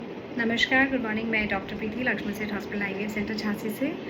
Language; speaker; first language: Hindi; native; Hindi